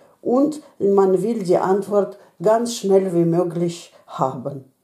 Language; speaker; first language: German; non-native, learner; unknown